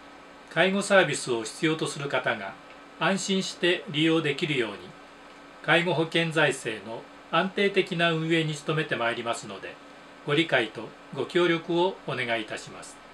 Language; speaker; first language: Japanese; native; Japanese